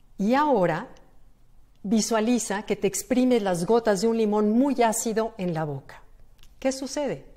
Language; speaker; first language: Spanish; native; Spanish